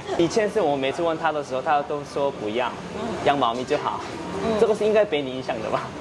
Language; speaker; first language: Chinese; non-native, fluent; Korean